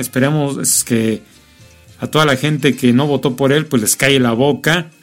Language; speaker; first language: Spanish; native; Spanish